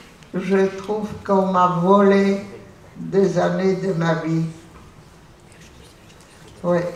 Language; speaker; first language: French; non-native, fluent; Polish